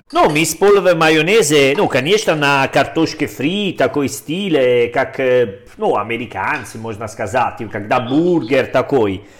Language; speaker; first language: Russian; non-native, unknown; Italian